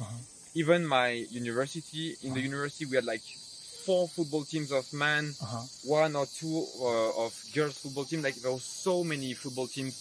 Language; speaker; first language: English; non-native, fluent; French